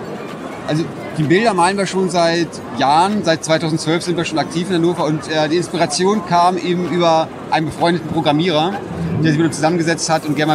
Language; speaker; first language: German; native; German